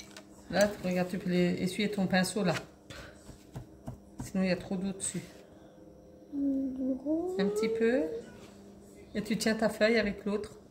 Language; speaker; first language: French; native; French